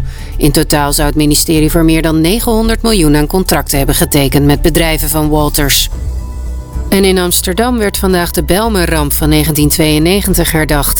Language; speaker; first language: Dutch; native; Dutch